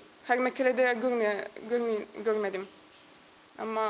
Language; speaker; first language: Turkish; non-native, learner; Tatar